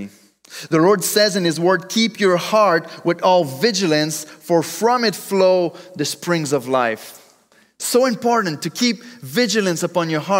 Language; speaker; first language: English; non-native, fluent; French